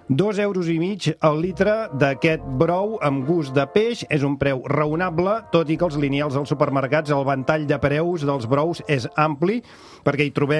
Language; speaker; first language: Catalan; native; Catalan